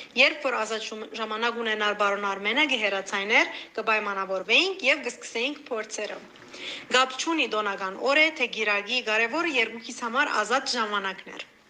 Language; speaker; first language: Armenian; native; Armenian